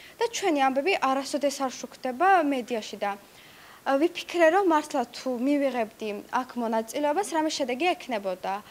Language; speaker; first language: Georgian; non-native, local second language; Azerbaijani